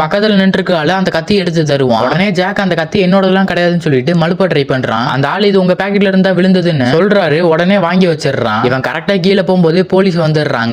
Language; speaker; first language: Tamil; native; Tamil